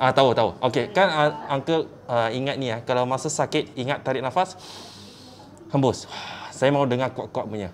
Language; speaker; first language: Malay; non-native, local second language; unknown